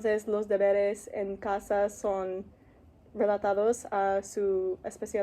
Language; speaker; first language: Spanish; non-native, learner; English